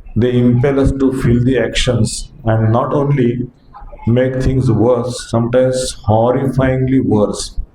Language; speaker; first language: English; non-native, local second language; Hindi